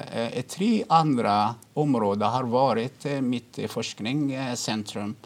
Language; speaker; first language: Swedish; non-native, fluent; Arabic